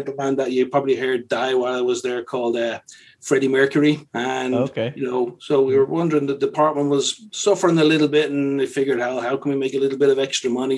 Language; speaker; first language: English; native; English